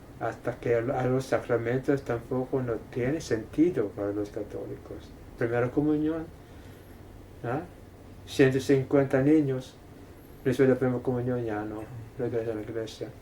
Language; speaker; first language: Spanish; non-native, fluent; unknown